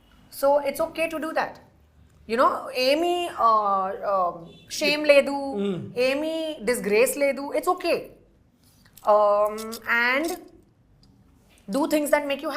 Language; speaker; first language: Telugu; non-native, learner; Hindi